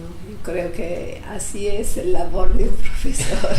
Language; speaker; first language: Spanish; non-native, fluent; English